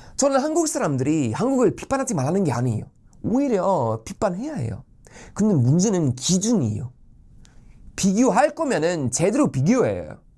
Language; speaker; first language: Korean; non-native, fluent; Swedish